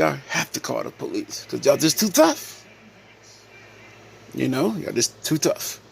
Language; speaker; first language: English; native; English